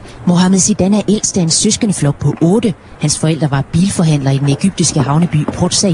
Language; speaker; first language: Danish; native; Danish